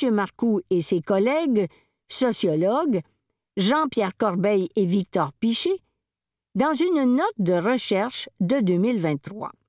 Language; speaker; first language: French; native; French